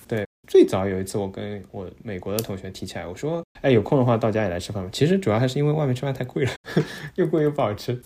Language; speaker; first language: Chinese; native; Chinese